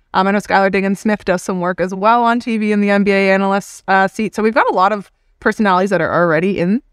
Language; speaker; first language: English; native; English